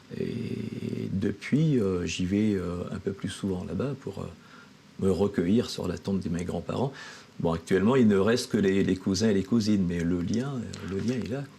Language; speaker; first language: French; non-native, local second language; Javanese